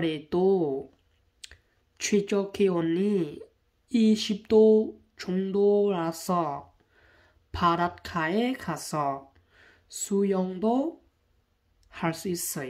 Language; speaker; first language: Korean; non-native, learner; Hmong